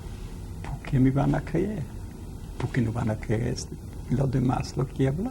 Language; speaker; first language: Spanish; non-native, fluent; Yiddish